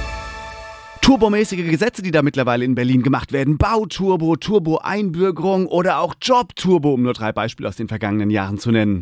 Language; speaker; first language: German; native; German